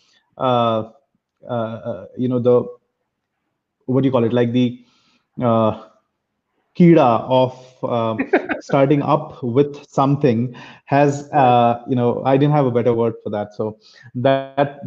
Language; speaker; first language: English; non-native, local second language; Bangla